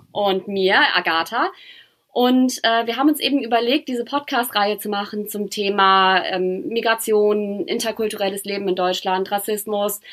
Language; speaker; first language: German; early bilingual, other home language; Polish